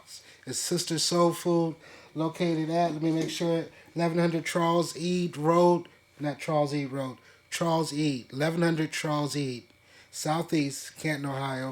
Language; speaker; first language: English; native; English